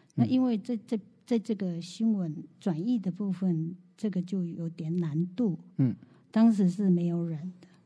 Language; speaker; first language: Chinese; native; Chinese